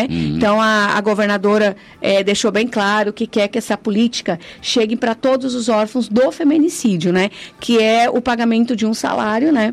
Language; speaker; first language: Portuguese; native; Portuguese